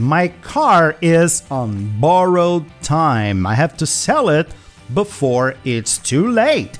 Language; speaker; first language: English; non-native, fluent; Portuguese